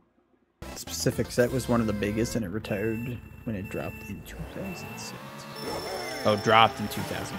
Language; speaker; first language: English; native; English